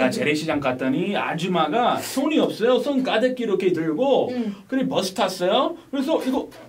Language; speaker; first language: Korean; non-native, fluent; English